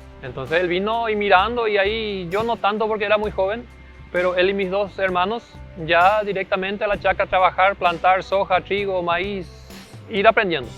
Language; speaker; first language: Spanish; early bilingual, other home language; German